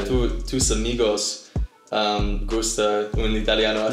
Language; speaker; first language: Spanish; non-native, learner; English